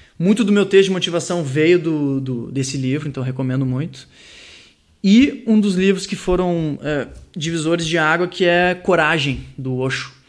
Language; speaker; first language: Portuguese; early bilingual, other home language; French